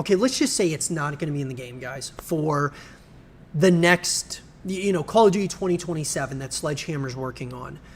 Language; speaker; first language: English; native; English